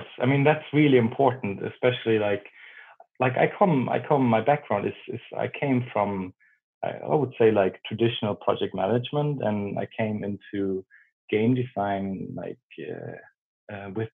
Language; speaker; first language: English; non-native, fluent; German